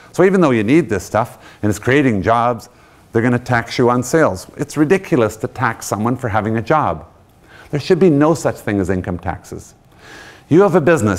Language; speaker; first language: English; native; English